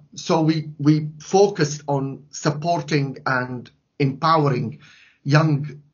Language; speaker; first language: English; non-native, fluent; Arabic